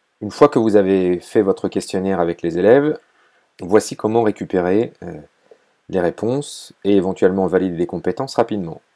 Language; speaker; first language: French; native; French